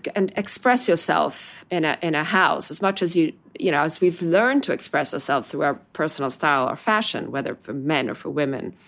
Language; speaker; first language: English; non-native, fluent; Italian